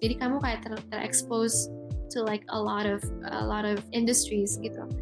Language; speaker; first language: English; early bilingual, other home language; Indonesian